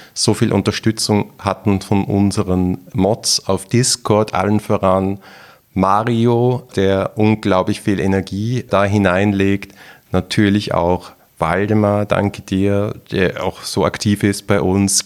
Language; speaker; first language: German; native; German